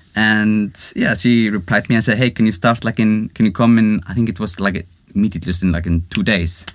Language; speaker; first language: English; non-native, fluent; Icelandic